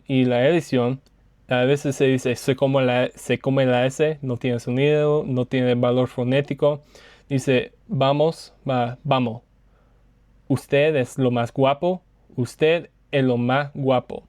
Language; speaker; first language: Spanish; non-native, learner; English